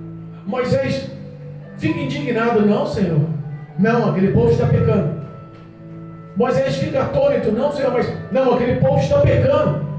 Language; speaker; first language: Portuguese; native; Portuguese